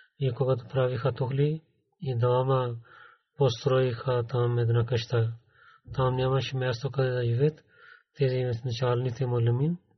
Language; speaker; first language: Bulgarian; non-native, learner; Urdu